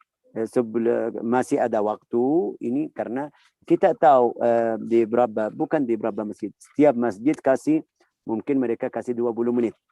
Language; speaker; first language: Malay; non-native, learner; Arabic